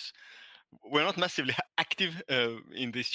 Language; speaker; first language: English; non-native, fluent; Estonian